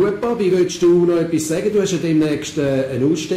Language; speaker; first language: German; native; German